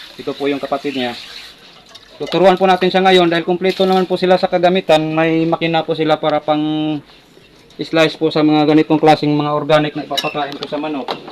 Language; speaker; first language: Filipino; non-native, local second language; Cebuano